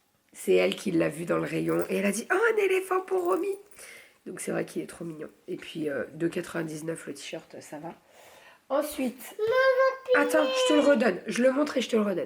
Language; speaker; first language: French; native; French